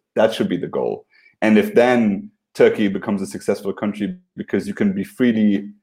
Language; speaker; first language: English; non-native, fluent; Luxembourgish